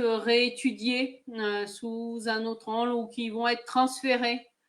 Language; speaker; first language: French; native; French